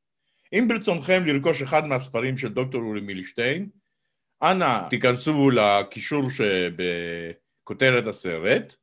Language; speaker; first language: Hebrew; native; Hebrew